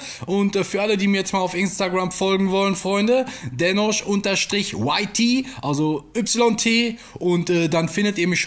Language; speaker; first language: German; native; German